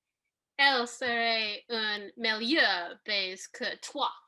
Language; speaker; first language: French; non-native, learner; English